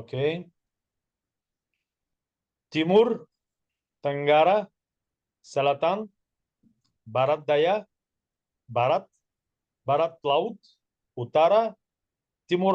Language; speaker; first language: Indonesian; non-native, learner; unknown